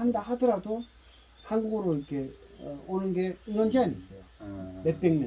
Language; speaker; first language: Korean; native; Korean